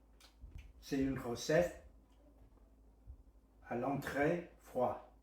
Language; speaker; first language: French; non-native, learner; Vietnamese